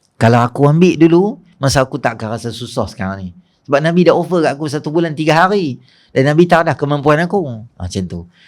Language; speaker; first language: Malay; native; Malay